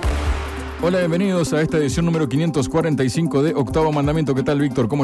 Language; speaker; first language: Spanish; native; Spanish